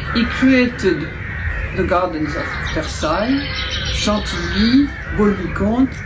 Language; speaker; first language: English; non-native, fluent; French